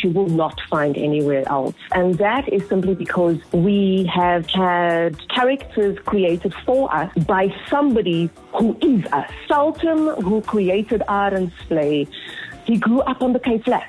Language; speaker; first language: English; native; English